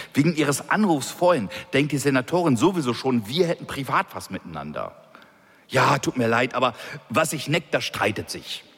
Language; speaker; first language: German; native; German